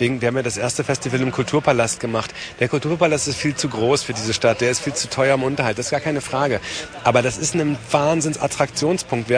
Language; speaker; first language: German; native; German